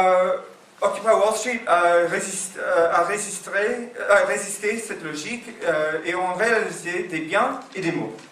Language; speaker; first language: French; non-native, fluent; English